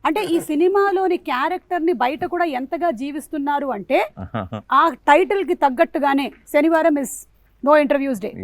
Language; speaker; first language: Telugu; native; Telugu